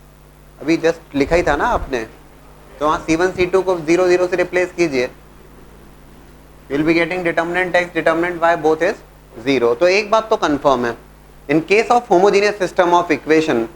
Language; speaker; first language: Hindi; native; Hindi